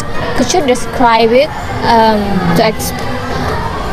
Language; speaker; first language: English; non-native, learner; Indonesian